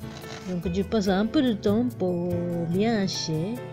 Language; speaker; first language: French; non-native, learner; Japanese